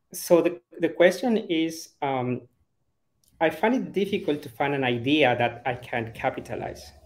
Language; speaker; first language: English; non-native, fluent; Spanish